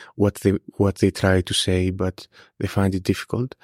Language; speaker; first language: English; non-native, fluent; Greek